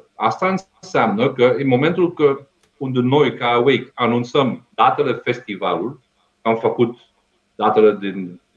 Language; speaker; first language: Romanian; non-native, fluent; Dutch